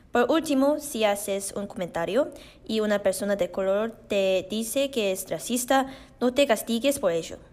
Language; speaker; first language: Spanish; non-native, learner; Korean